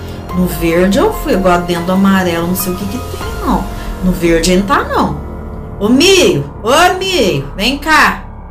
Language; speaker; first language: Portuguese; native; Portuguese